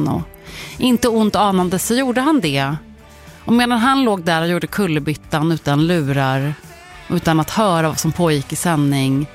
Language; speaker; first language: Swedish; native; Swedish